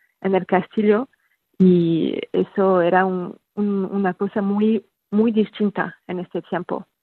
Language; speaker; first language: Spanish; non-native, fluent; French